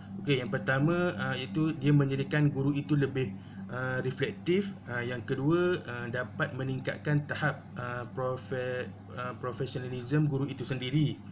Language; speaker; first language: Malay; native; Malay